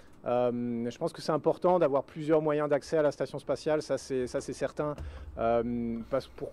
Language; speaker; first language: French; native; French